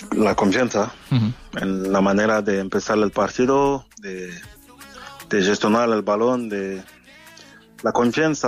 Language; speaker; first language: Spanish; non-native, fluent; French